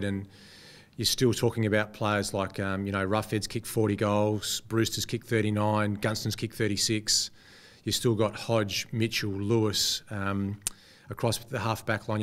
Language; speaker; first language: English; native; English